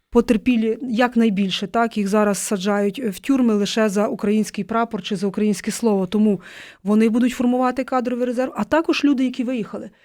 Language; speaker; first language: Ukrainian; native; Ukrainian